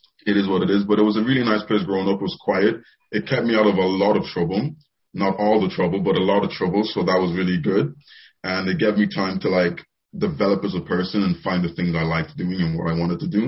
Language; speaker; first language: English; native; English